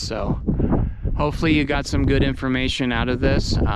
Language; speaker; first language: English; native; English